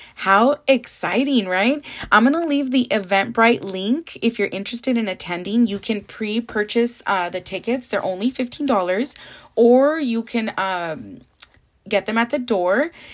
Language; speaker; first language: English; early bilingual, other home language; Spanish